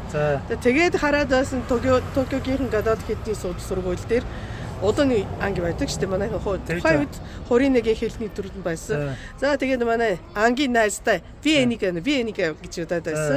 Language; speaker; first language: Mongolian; non-native, fluent; Japanese